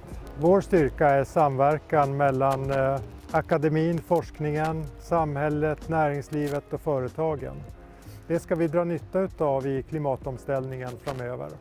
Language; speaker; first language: Swedish; native; Swedish